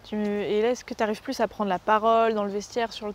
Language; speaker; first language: French; native; French